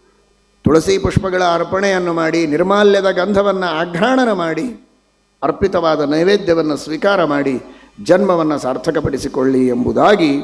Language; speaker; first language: Kannada; native; Kannada